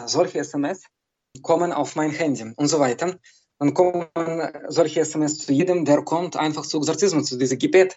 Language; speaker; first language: German; non-native, learner; Belarusian